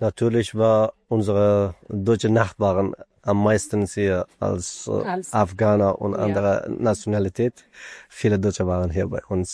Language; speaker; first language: German; non-native, learner; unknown